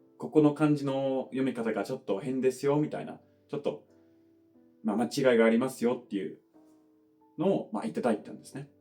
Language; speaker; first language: Japanese; non-native, fluent; English